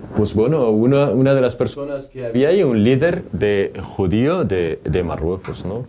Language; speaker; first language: Spanish; non-native, fluent; Arabic